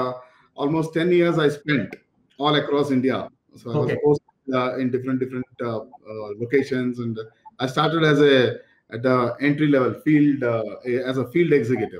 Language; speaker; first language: English; non-native, local second language; Telugu